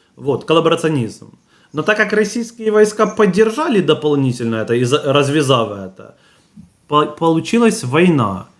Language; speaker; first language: Russian; native; Russian